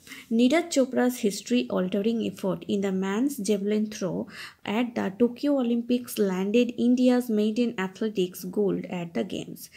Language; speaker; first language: English; non-native, local second language; Bangla